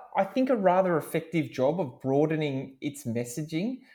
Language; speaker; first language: English; native; English